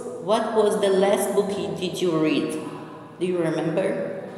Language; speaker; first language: English; non-native, fluent; Portuguese